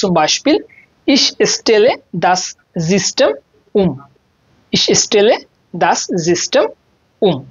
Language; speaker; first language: German; non-native, learner; Bangla